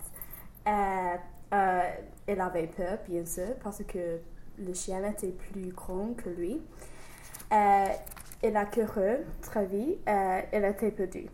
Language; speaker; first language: French; non-native, learner; English